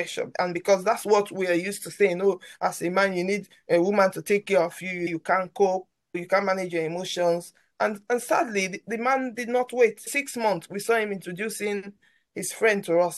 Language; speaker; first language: English; non-native, local second language; Krio